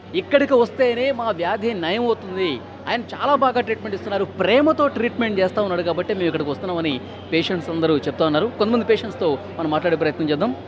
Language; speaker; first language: Telugu; native; Telugu